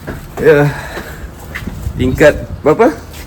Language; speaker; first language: Malay; native; Malay